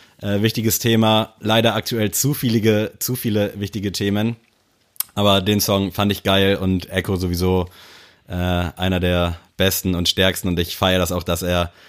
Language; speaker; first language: German; native; German